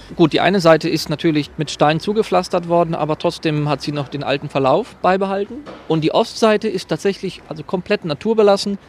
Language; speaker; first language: German; native; German